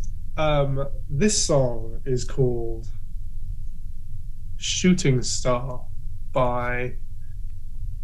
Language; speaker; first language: English; native; English